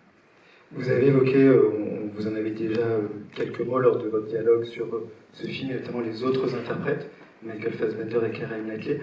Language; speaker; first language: French; native; French